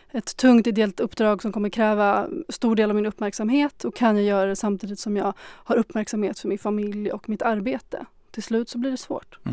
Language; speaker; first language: Swedish; early bilingual, other home language; Arabic